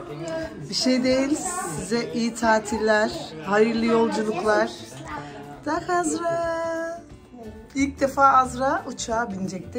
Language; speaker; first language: Turkish; early bilingual, heritage; Turkish